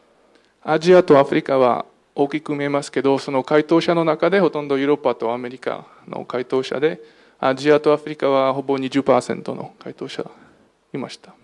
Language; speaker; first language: Japanese; non-native, fluent; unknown